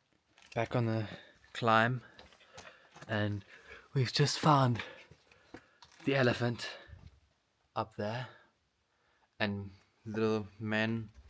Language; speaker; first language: English; native; English